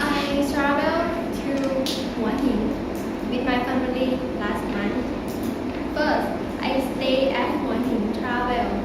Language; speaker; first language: English; non-native, learner; Thai